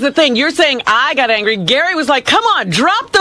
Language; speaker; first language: English; native; English